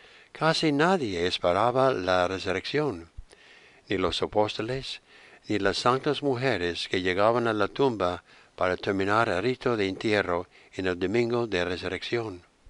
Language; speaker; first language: Spanish; non-native, fluent; English